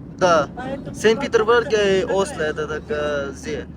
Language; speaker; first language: Russian; non-native, learner; Bangla